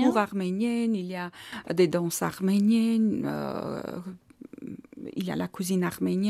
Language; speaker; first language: French; non-native, fluent; Armenian